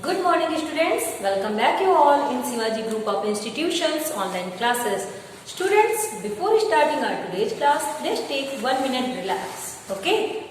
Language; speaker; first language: English; non-native, local second language; Hindi